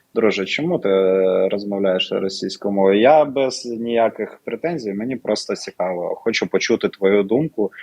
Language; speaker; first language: Ukrainian; non-native, local second language; Russian